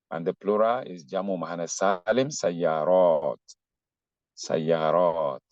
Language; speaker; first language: Arabic; non-native, fluent; English